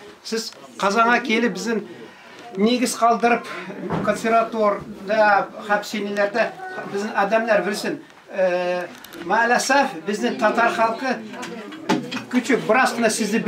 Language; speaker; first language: Turkish; non-native, learner; Tatar